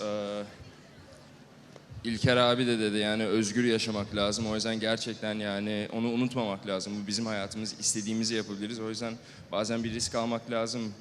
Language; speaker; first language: Turkish; early bilingual, heritage; Turkish